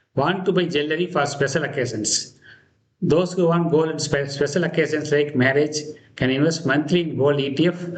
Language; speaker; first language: English; non-native, local second language; Tamil